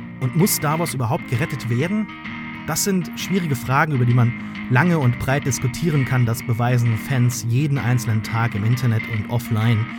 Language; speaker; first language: German; native; German